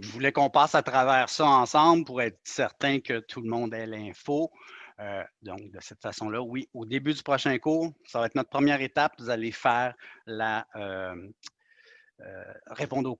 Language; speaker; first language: French; native; French